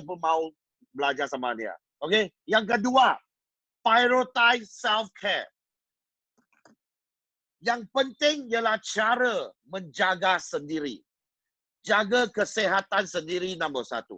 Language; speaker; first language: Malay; non-native, local second language; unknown